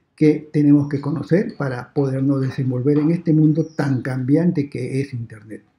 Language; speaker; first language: Spanish; native; Spanish